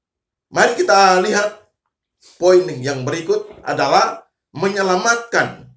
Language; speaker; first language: Indonesian; native; Indonesian